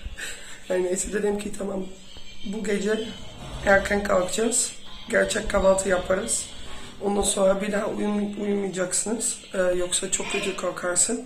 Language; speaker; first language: Turkish; early bilingual, heritage; Turkish